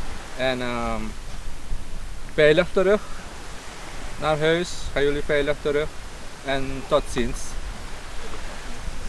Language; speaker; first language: Dutch; non-native, local second language; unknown